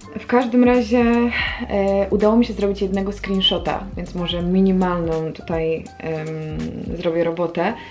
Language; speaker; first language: Polish; native; Polish